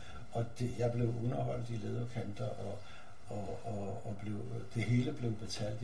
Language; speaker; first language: Danish; non-native, fluent; Polish